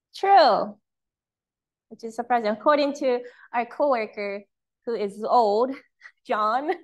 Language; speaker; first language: English; early bilingual, other home language; Japanese